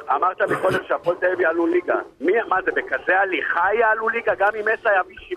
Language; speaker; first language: Hebrew; native; Hebrew